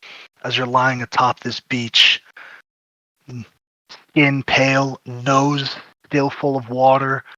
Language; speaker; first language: English; native; English